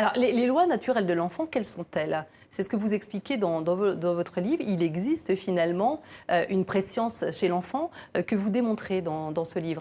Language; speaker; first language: French; native; French